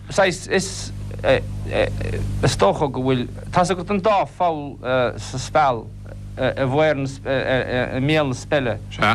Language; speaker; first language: Irish; non-native, local second language; English